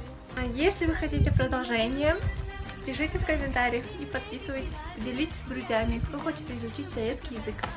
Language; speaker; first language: Russian; non-native, local second language; Kazakh